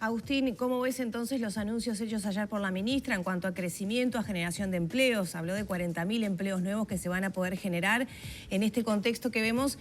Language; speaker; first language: Spanish; native; Spanish